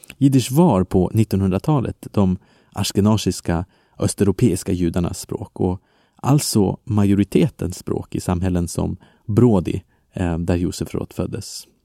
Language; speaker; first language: Swedish; non-native, fluent; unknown